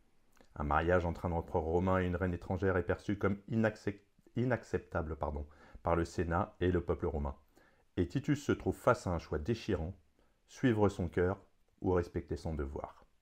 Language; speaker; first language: French; native; French